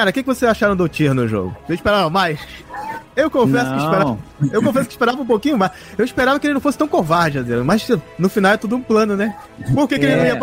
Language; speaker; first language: Portuguese; native; Portuguese